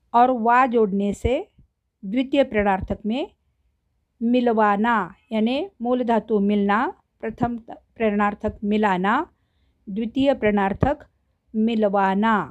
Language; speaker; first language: Hindi; non-native, local second language; Marathi